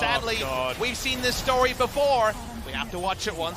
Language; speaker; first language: English; native; English